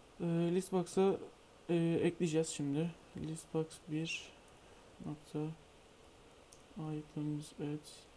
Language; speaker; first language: Turkish; native; Turkish